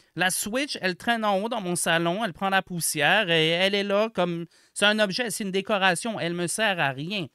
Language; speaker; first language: French; native; French